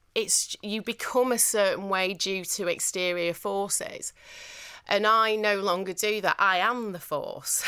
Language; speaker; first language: English; native; English